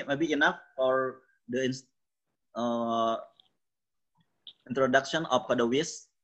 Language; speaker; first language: English; non-native, learner; Indonesian